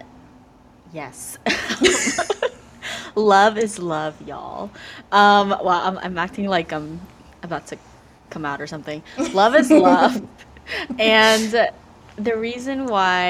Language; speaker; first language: English; early bilingual, other home language; Vietnamese